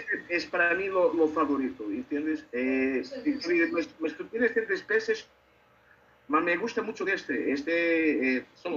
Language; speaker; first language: Spanish; non-native, learner; Portuguese